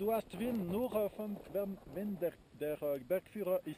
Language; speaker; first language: German; non-native, learner; French